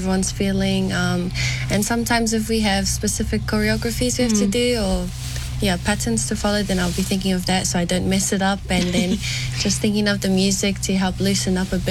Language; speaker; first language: English; native; English